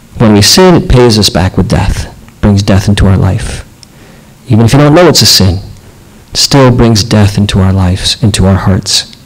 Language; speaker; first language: English; native; English